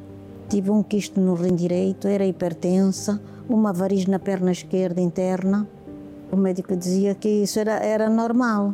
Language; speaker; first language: Portuguese; native; Portuguese